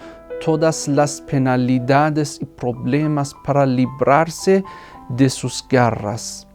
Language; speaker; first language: Spanish; non-native, fluent; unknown